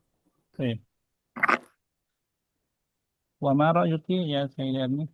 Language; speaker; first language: Arabic; non-native, fluent; Indonesian